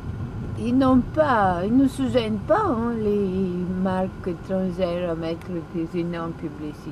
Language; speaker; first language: French; non-native, local second language; Russian